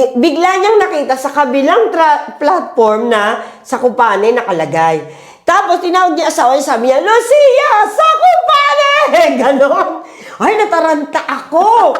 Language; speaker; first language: Filipino; native; Filipino